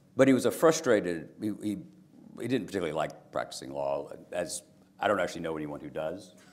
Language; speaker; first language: English; native; English